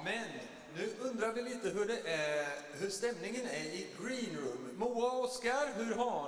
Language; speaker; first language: Swedish; native; Swedish